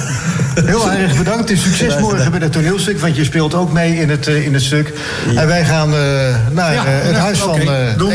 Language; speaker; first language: Dutch; native; Dutch